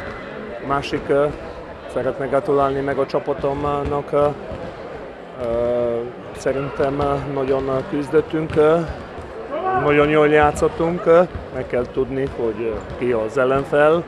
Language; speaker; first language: Hungarian; non-native, fluent; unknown